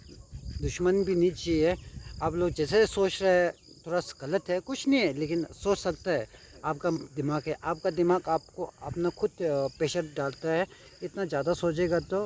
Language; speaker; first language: Hindi; non-native, local second language; Tibetan